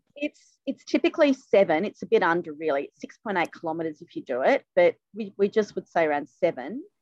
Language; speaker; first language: English; native; English